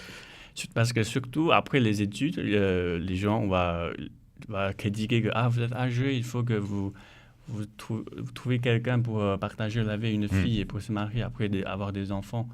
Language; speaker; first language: French; non-native, learner; Chinese